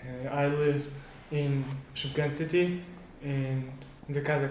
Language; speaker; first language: English; non-native, learner; Kazakh